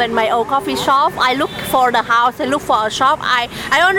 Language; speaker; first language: English; non-native, learner; Vietnamese